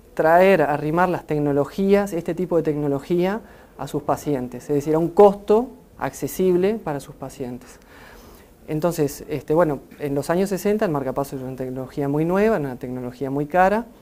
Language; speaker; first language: Spanish; native; Spanish